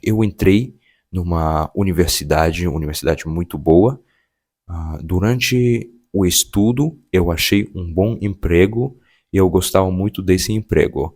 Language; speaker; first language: Portuguese; non-native, fluent; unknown